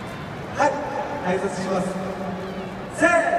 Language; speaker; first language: Japanese; non-native, fluent; Korean